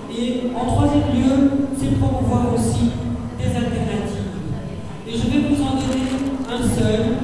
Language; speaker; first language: French; native; French